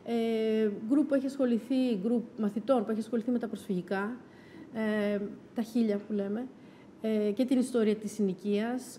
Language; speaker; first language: Greek; native; Greek